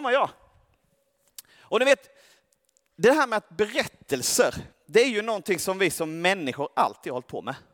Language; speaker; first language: Swedish; native; Swedish